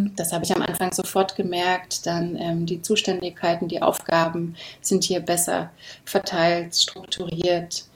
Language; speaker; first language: German; native; German